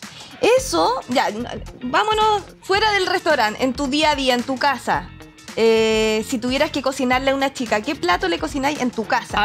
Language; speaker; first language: Spanish; native; Spanish